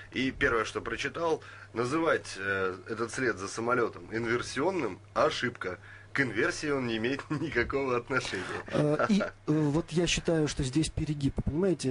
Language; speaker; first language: Russian; native; Russian